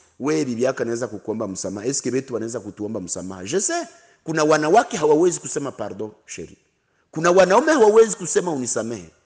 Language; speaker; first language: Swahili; non-native, local second language; Kinyarwanda